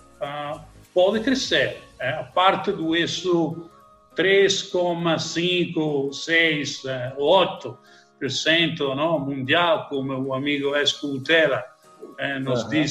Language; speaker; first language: Portuguese; non-native, learner; Italian